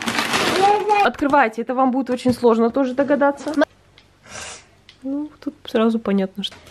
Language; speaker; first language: Russian; native; Russian